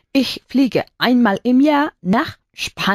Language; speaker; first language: German; non-native, learner; Spanish